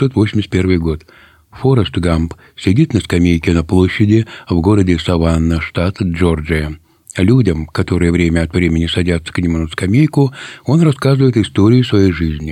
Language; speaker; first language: Russian; native; Russian